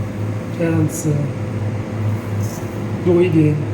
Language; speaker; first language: Chinese; non-native, fluent; Italian